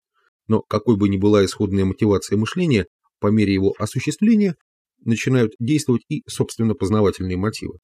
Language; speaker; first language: Russian; native; Russian